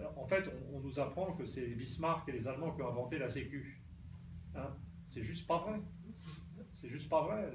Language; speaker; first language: French; native; French